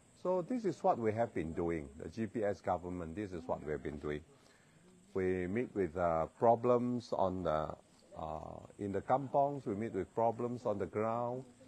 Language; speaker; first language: English; non-native, local second language; Min Nan Chinese